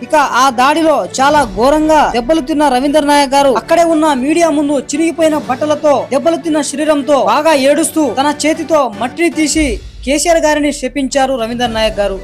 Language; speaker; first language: Telugu; non-native, local second language; Lambadi